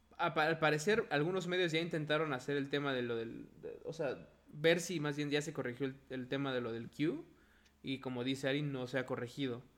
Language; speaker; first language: Spanish; native; Spanish